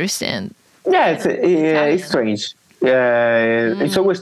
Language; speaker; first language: English; non-native, learner; Italian